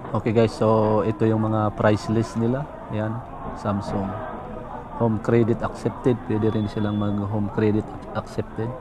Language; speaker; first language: Filipino; native; Filipino